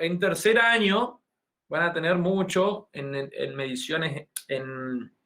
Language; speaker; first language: Spanish; native; Spanish